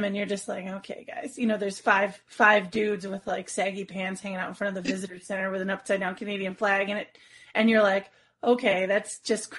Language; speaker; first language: English; native; English